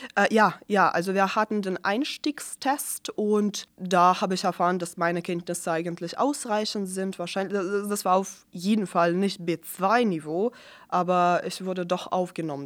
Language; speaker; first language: German; non-native, fluent; Russian